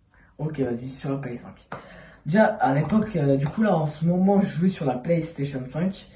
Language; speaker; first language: French; native; French